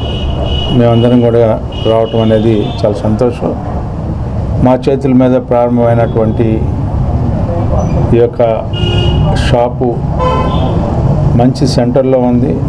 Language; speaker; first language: Telugu; native; Telugu